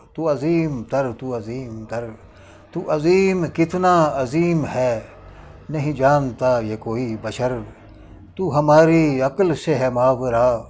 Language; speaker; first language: Urdu; non-native, local second language; Northern Hindko